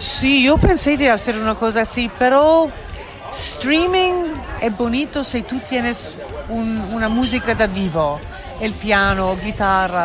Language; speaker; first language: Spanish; non-native, learner; English